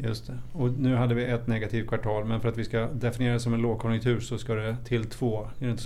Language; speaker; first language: Swedish; native; Swedish